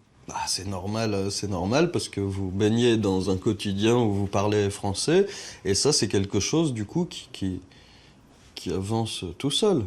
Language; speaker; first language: French; native; French